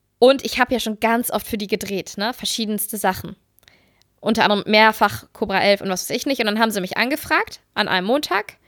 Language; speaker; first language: German; native; German